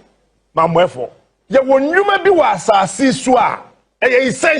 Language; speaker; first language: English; non-native, local second language; Akan